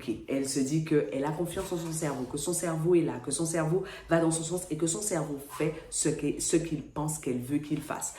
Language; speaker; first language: French; native; French